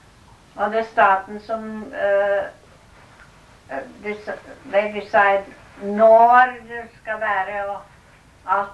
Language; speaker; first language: Norwegian; early bilingual, heritage; Norwegian